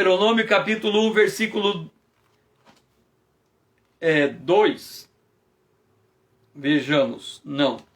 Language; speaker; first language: Portuguese; native; Portuguese